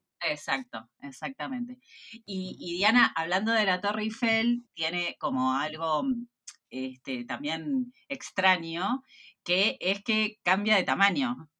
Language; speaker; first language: Spanish; native; Spanish